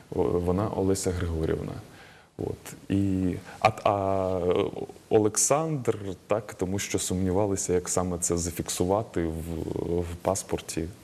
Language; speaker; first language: Ukrainian; native; Ukrainian